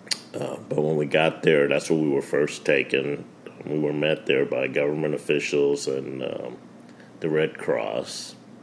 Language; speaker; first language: English; early bilingual, other home language; Spanish